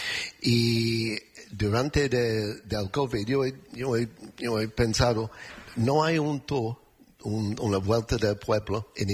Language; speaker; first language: Spanish; non-native, fluent; English